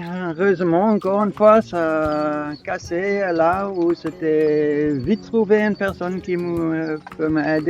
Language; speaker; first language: French; non-native, learner; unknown